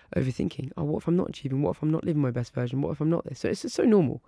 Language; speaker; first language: English; native; English